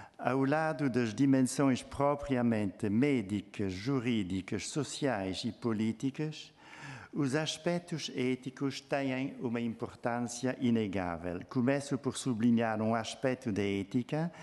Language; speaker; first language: Portuguese; non-native, fluent; French